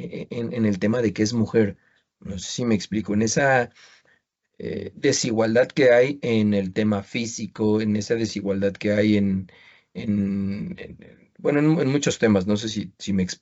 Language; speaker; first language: Spanish; native; Spanish